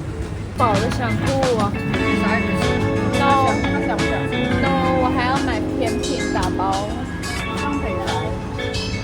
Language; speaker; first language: Chinese; early bilingual, heritage; English